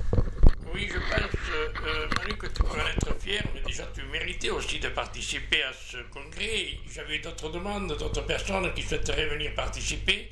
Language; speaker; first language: French; native; French